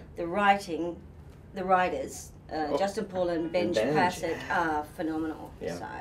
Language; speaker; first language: English; native; English